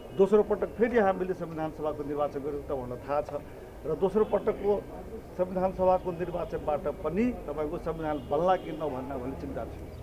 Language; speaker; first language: Nepali; non-native, local second language; Maithili